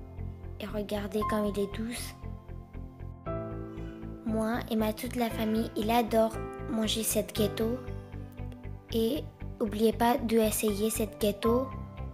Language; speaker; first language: French; non-native, fluent; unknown